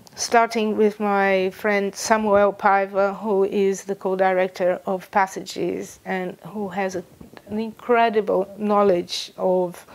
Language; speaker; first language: English; non-native, fluent; Portuguese